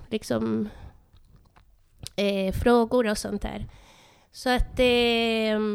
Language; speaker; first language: Swedish; non-native, fluent; Spanish